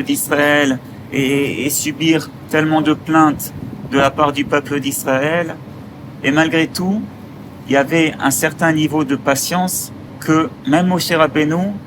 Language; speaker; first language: French; native; French